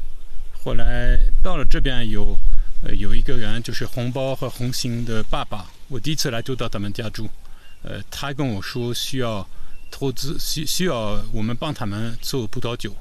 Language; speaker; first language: Chinese; non-native, fluent; French